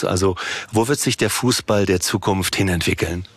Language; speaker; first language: German; native; German